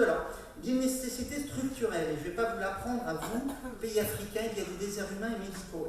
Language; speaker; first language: French; native; French